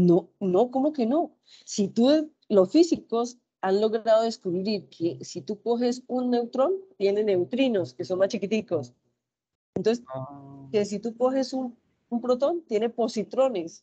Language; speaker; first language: Spanish; native; Spanish